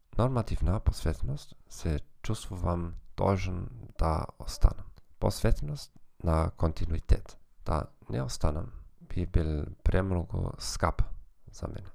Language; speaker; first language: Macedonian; non-native, learner; German